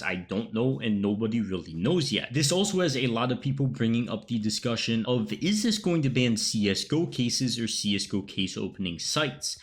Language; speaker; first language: English; native; English